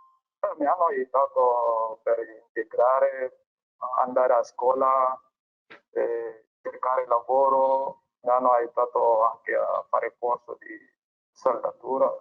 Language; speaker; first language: Italian; non-native, learner; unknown